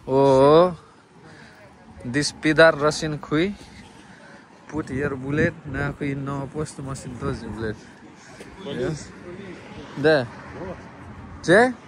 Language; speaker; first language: English; non-native, learner; Nepali